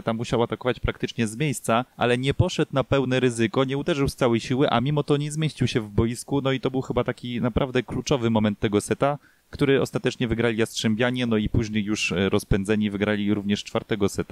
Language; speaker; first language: Polish; native; Polish